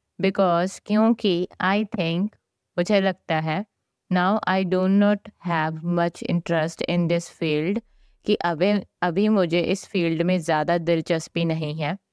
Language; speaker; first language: Hindi; native; Hindi